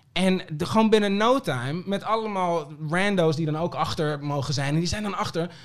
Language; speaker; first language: Dutch; early bilingual, other home language; Papiamento